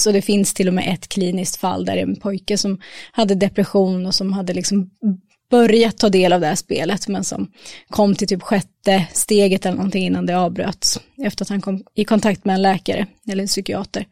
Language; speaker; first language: Swedish; native; Swedish